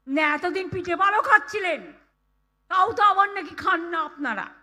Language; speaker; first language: Bangla; native; Bangla